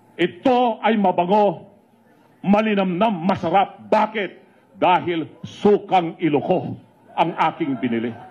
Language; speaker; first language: Filipino; non-native, local second language; Iloko